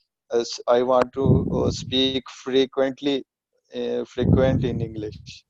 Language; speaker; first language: English; non-native, learner; Punjabi